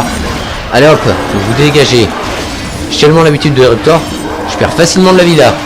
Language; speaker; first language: French; native; French